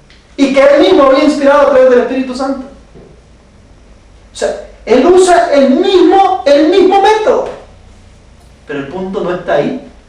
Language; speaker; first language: Spanish; native; Spanish